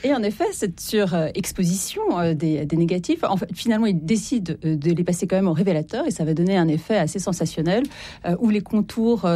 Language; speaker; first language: French; native; French